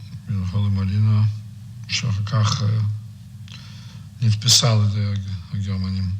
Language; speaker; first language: Hebrew; non-native, fluent; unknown